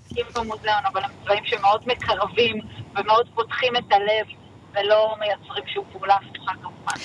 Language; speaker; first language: Hebrew; native; Hebrew